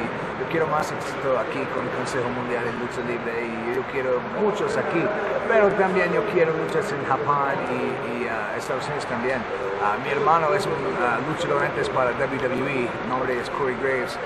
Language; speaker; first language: Spanish; non-native, learner; English